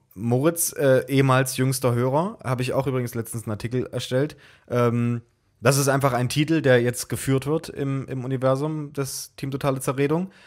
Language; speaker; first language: German; native; German